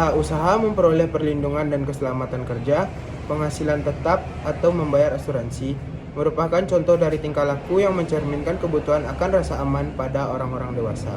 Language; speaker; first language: Indonesian; native; Indonesian